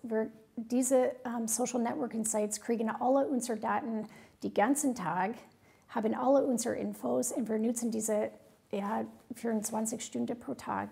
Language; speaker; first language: German; non-native, fluent; English